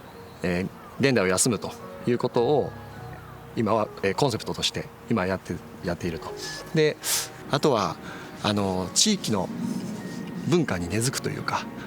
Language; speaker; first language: Japanese; native; Japanese